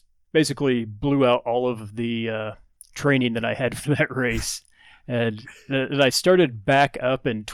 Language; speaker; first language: English; native; English